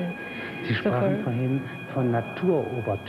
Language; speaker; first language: German; native; German